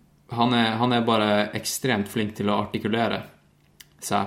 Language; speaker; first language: Norwegian; native; Norwegian